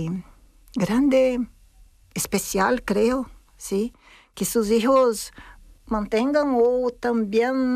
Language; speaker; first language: Spanish; non-native, fluent; Portuguese